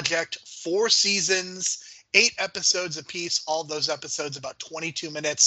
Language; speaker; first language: English; native; English